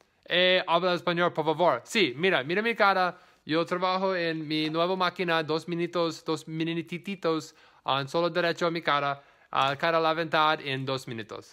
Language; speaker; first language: Spanish; non-native, learner; English